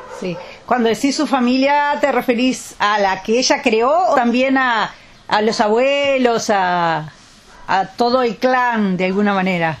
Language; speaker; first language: Spanish; native; Spanish